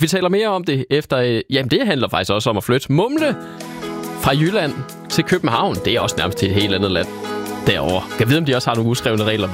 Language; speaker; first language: Danish; native; Danish